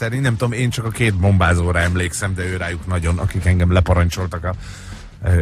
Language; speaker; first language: Hungarian; native; Hungarian